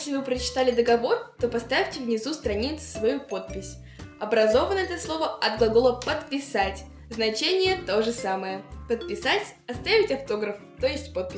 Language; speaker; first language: Russian; native; Russian